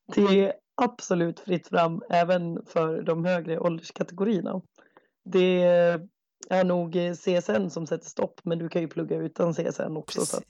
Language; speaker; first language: Swedish; native; Swedish